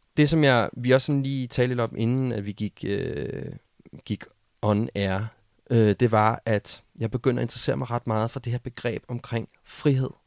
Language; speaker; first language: Danish; native; Danish